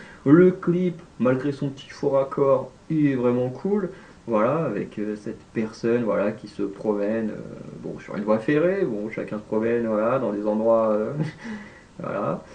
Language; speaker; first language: French; native; French